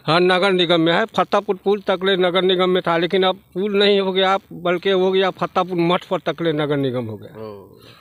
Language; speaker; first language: Hindi; native; Hindi